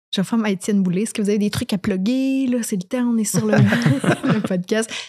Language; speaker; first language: French; native; French